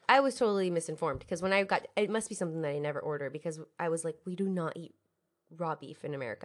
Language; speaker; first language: English; native; English